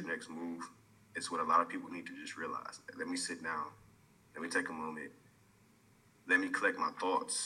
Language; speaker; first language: English; native; English